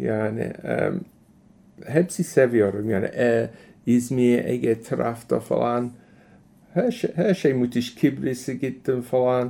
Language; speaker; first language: Turkish; non-native, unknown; English